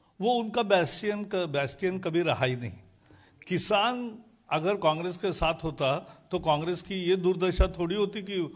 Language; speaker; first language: Hindi; non-native, local second language; Marathi